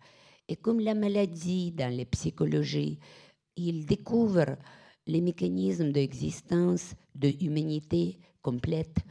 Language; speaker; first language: French; non-native, fluent; Russian